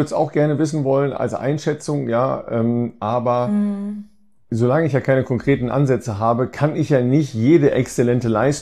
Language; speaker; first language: German; native; German